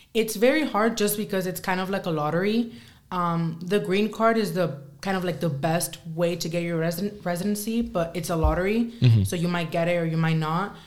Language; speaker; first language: English; early bilingual, other home language; Spanish